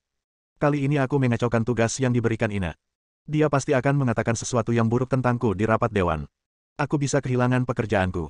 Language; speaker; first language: Indonesian; native; Indonesian